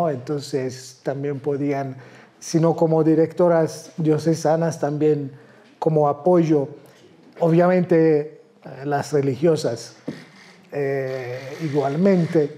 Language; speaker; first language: Spanish; non-native, fluent; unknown